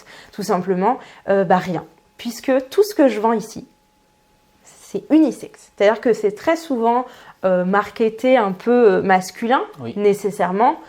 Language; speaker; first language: French; native; French